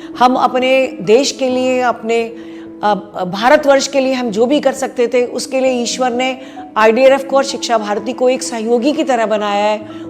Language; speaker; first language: Hindi; native; Hindi